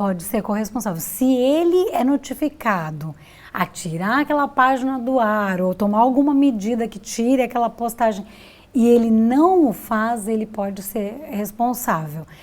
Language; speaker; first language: Portuguese; native; Portuguese